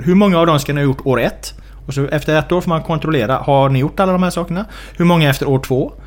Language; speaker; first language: Swedish; native; Swedish